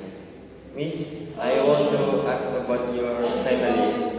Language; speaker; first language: English; non-native, learner; Indonesian